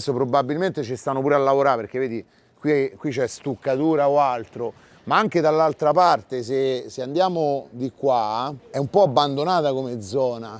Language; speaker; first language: Italian; native; Italian